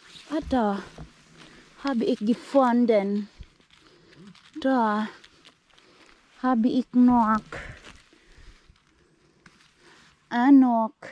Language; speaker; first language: German; non-native, learner; Filipino